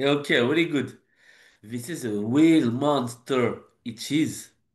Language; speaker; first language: English; non-native, learner; French